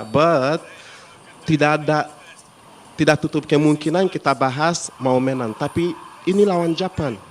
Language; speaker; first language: Indonesian; non-native, fluent; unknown